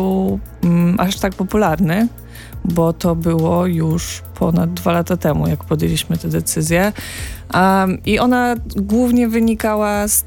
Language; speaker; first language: Polish; native; Polish